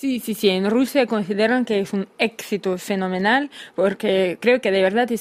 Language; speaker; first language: Spanish; non-native, fluent; Russian